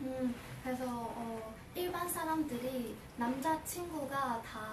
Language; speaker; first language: Korean; non-native, fluent; Chinese